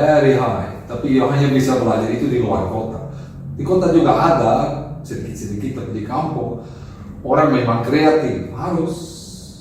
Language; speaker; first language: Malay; non-native, fluent; Dutch